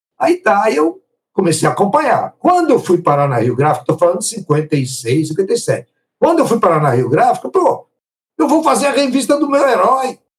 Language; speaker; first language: Portuguese; early bilingual, other home language; Italian